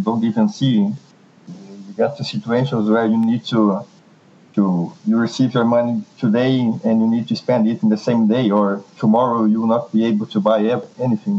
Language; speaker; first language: English; non-native, fluent; Portuguese